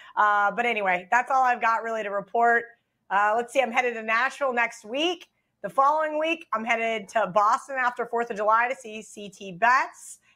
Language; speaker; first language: English; native; English